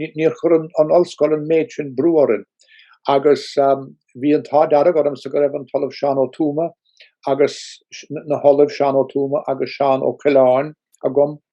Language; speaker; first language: Irish; non-native, local second language; English